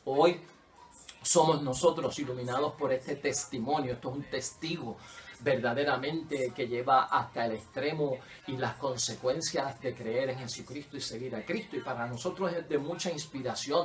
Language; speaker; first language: Spanish; native; Spanish